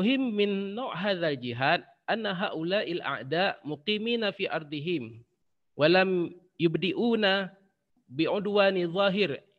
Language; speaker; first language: Arabic; non-native, fluent; Indonesian